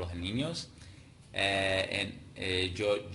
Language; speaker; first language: Spanish; non-native, fluent; Portuguese